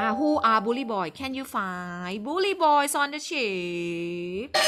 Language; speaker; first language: English; non-native, fluent; Thai